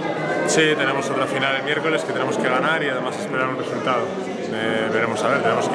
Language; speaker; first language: Spanish; native; Spanish